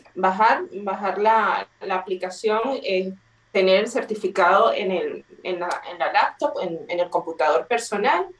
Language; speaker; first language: Spanish; native; Spanish